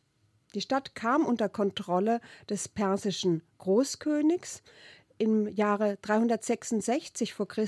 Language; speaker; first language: German; native; German